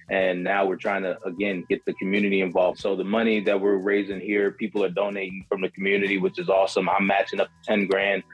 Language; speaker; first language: English; native; English